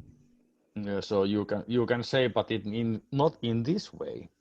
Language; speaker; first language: English; non-native, learner; Finnish